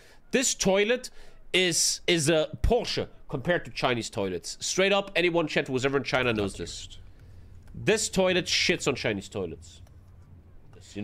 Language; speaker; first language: English; non-native, fluent; German